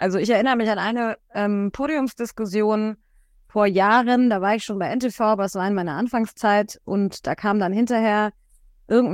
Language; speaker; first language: German; native; German